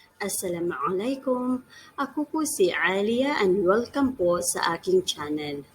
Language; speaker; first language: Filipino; non-native, local second language; Cebuano